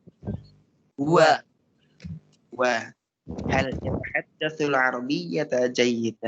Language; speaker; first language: Arabic; non-native, fluent; Indonesian